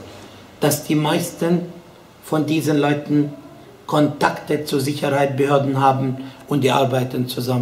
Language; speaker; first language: German; non-native, fluent; Arabic